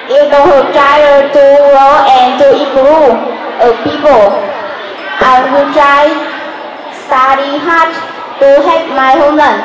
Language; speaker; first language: English; non-native, learner; Vietnamese